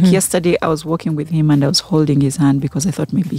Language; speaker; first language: English; non-native, local second language; Ganda